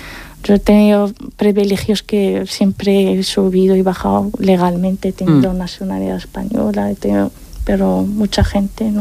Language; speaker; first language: Spanish; non-native, fluent; Arabic